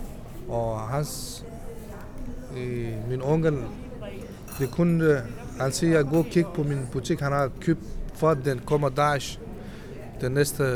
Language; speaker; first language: Danish; non-native, learner; Kurdish